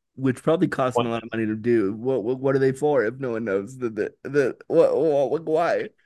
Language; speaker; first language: English; native; English